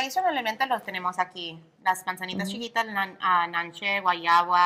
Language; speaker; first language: Spanish; early bilingual, heritage; Spanish